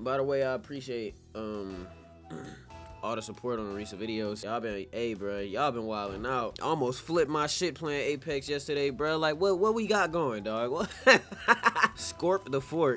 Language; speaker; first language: English; native; English